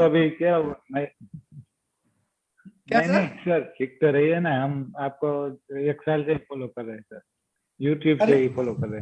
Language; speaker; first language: Hindi; non-native, local second language; Gujarati